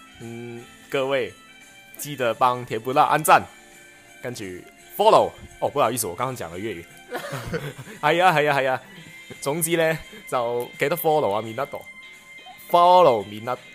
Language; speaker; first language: Chinese; non-native, local second language; Cantonese